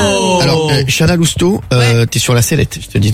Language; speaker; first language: French; native; French